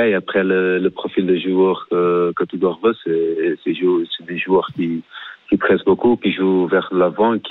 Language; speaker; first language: French; non-native, fluent; Portuguese